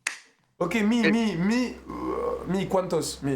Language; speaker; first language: Spanish; non-native, learner; French